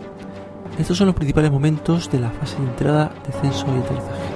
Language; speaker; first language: Spanish; native; Spanish